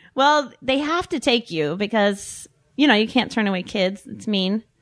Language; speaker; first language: English; native; English